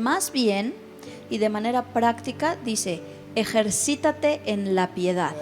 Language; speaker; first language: Spanish; native; Spanish